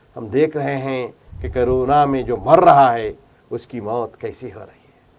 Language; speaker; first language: Urdu; native; Urdu